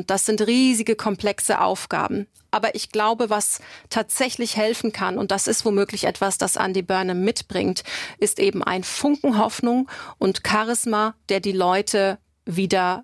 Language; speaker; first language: German; native; German